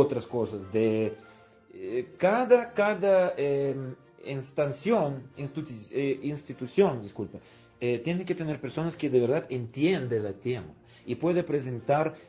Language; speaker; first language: Spanish; non-native, fluent; Russian